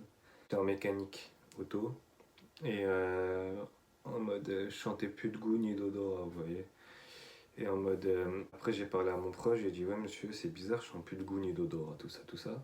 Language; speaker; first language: French; native; French